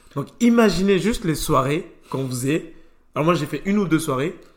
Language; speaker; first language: French; native; French